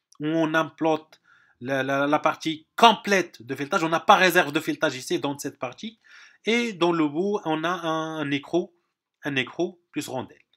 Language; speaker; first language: French; non-native, local second language; Arabic